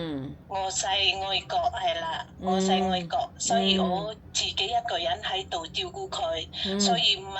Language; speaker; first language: Cantonese; non-native, fluent; Javanese